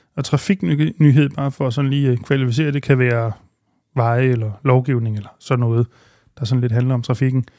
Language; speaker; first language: Danish; native; Danish